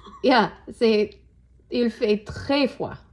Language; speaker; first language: French; non-native, learner; English